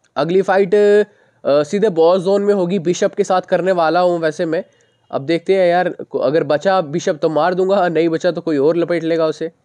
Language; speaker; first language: Hindi; native; Hindi